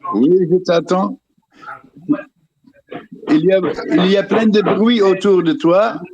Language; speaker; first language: French; non-native, fluent; Dutch